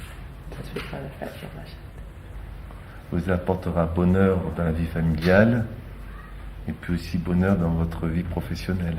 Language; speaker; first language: French; native; French